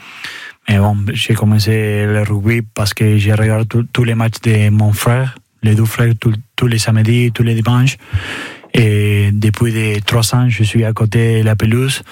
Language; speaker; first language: French; non-native, learner; Spanish